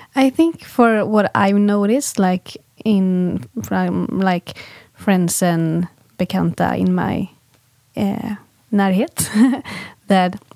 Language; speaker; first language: English; non-native, fluent; Swedish